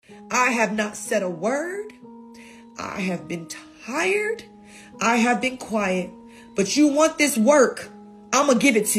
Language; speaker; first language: English; native; English